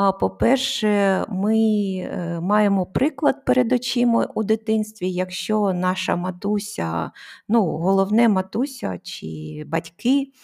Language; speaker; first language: Ukrainian; non-native, local second language; Russian